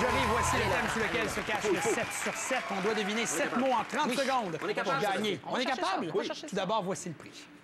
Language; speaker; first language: French; native; French